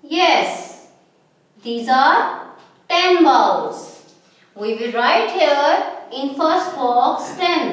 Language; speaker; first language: English; non-native, local second language; Urdu